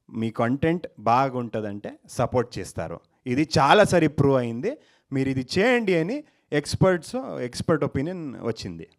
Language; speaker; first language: Telugu; non-native, learner; Kannada